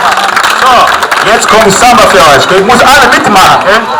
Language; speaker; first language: German; non-native, learner; Portuguese